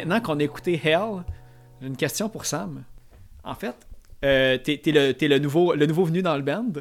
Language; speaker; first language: French; native; French